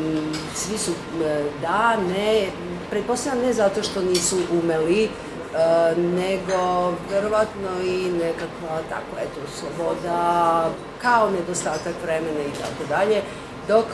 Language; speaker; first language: Serbian; native; Serbian